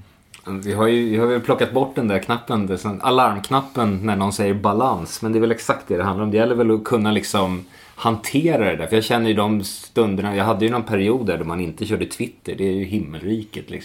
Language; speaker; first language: Swedish; native; Swedish